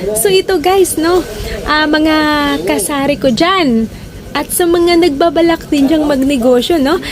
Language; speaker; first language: Filipino; non-native, local second language; Hiligaynon